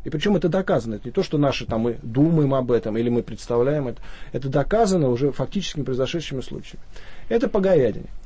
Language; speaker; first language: Russian; native; Russian